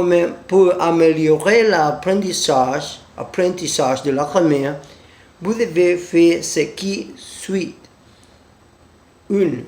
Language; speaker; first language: French; non-native, learner; Spanish